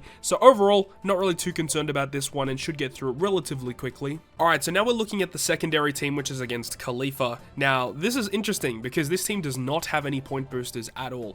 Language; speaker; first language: English; native; English